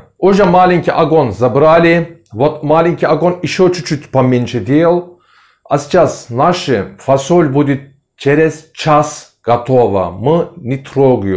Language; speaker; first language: Russian; non-native, learner; Turkish